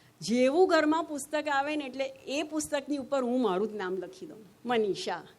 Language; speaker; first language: Gujarati; native; Gujarati